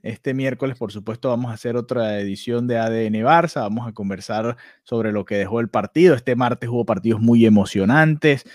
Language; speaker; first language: Spanish; native; Spanish